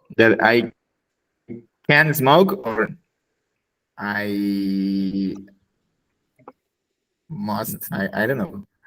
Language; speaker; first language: English; non-native, learner; Spanish